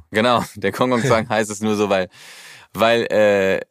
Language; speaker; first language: German; early bilingual, heritage; German